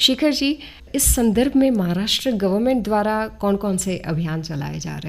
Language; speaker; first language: Hindi; native; Hindi